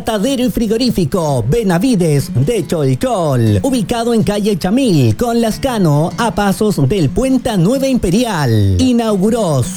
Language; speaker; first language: Spanish; native; Spanish